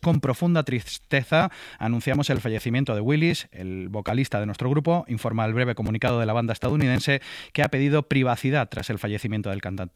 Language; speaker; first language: Spanish; native; Spanish